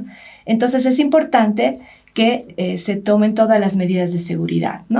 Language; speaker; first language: Spanish; native; Spanish